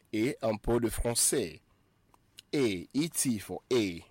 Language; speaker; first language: French; non-native, fluent; Igbo